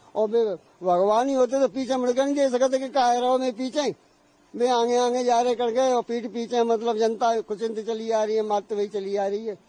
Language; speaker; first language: Hindi; native; Hindi